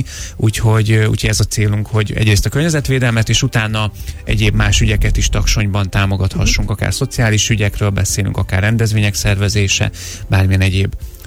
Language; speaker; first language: Hungarian; native; Hungarian